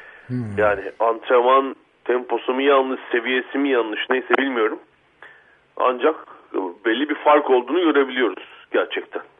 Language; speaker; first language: Turkish; native; Turkish